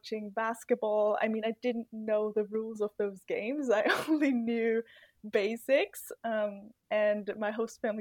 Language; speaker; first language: English; non-native, fluent; German